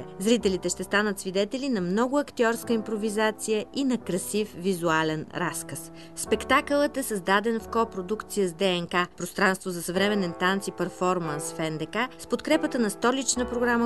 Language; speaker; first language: Bulgarian; native; Bulgarian